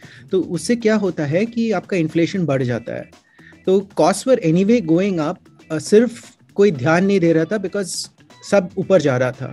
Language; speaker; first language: Hindi; non-native, local second language; Malayalam